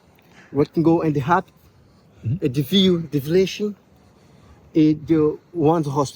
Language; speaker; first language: English; non-native, learner; Portuguese